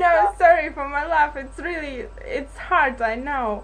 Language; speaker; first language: English; non-native, learner; Russian